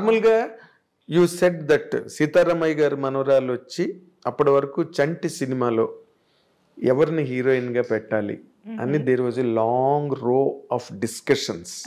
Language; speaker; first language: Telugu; native; Telugu